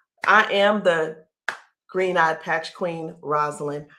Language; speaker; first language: English; native; English